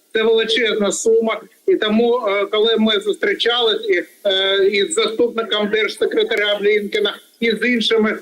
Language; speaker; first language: Ukrainian; non-native, local second language; Russian